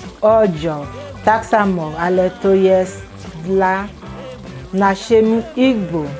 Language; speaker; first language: Polish; non-native, learner; Igbo